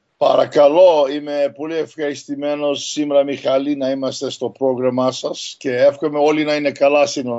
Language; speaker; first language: Greek; early bilingual, heritage; Greek